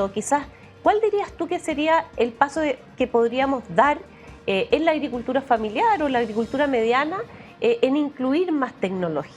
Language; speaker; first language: Spanish; native; Spanish